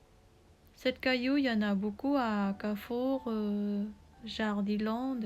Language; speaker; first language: French; non-native, learner; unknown